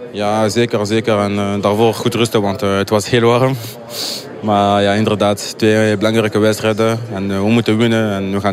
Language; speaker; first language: Dutch; non-native, local second language; French